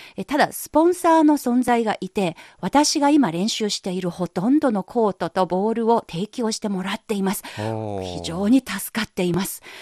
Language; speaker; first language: Japanese; non-native, fluent; Chinese